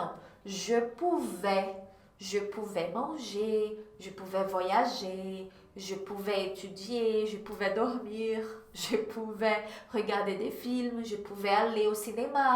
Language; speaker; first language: French; non-native, fluent; Portuguese